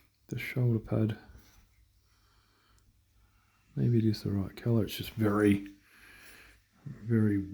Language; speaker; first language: English; native; English